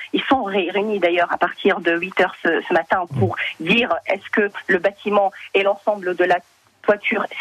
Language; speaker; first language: French; non-native, fluent; Arabic